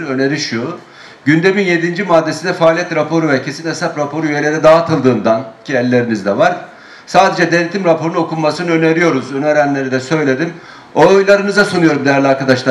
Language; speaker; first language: Turkish; native; Turkish